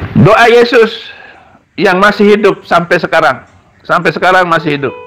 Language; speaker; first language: Indonesian; non-native, local second language; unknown